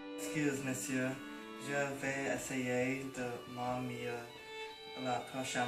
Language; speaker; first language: French; non-native, learner; English